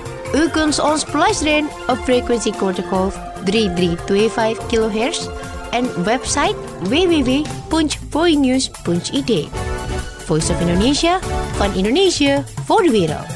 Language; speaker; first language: Dutch; non-native, fluent; Indonesian